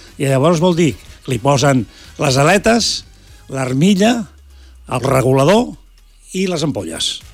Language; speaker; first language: Catalan; native; Catalan